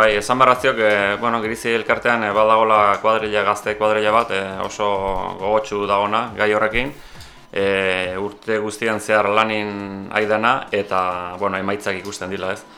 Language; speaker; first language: Basque; native; Basque